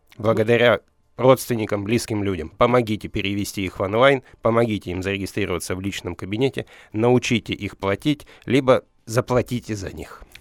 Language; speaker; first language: Russian; native; Russian